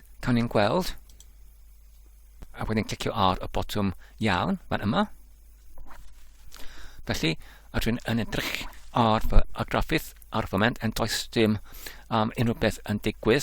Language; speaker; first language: Welsh; non-native, learner; English